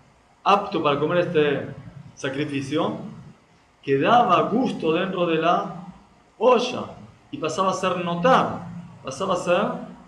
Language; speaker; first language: Spanish; native; Spanish